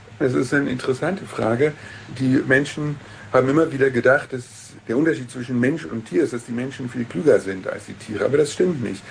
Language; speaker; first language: German; native; German